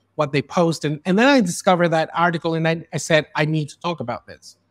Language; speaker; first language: English; early bilingual, other home language; Spanish